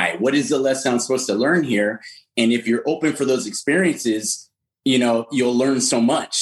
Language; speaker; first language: English; native; English